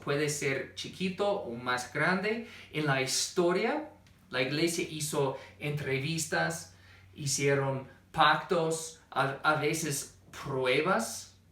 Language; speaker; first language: Spanish; non-native, fluent; English